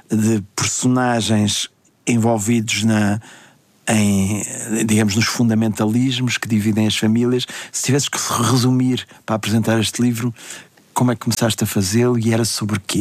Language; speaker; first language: Portuguese; native; Portuguese